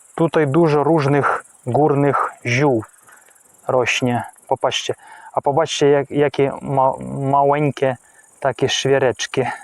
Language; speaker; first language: Polish; non-native, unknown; Ukrainian